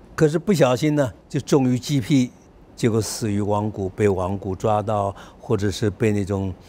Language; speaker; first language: Chinese; native; Chinese